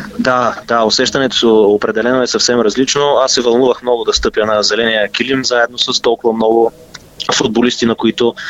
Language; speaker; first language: Bulgarian; native; Bulgarian